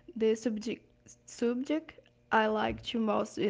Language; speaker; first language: English; non-native, learner; Portuguese